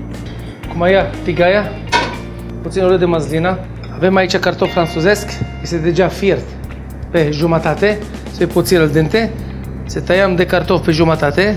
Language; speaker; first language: Romanian; non-native, learner; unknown